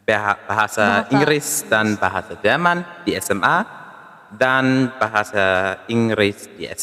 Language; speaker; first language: Indonesian; non-native, learner; German